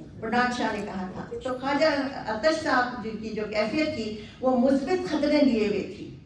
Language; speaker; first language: Urdu; native; Urdu